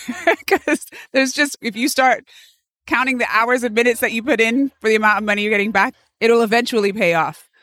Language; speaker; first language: English; native; English